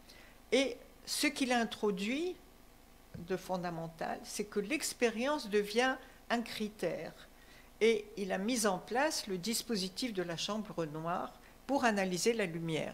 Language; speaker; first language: French; non-native, local second language; Arabic